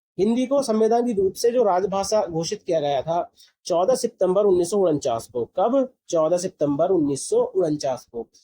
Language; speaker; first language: Hindi; native; Hindi